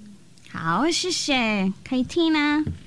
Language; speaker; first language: Chinese; non-native, fluent; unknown